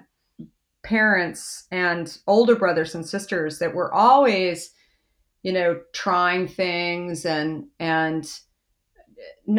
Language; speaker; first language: English; native; English